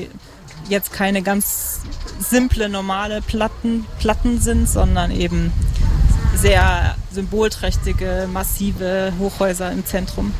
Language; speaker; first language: German; native; German